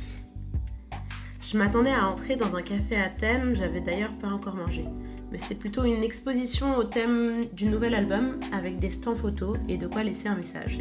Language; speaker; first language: French; native; French